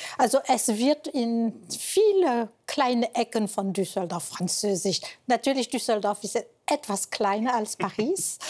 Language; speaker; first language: German; non-native, fluent; French